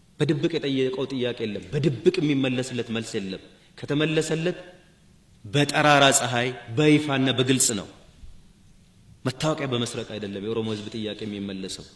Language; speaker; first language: Amharic; non-native, local second language; Oromo